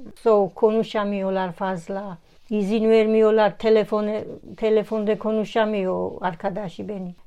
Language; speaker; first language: Turkish; non-native, learner; Georgian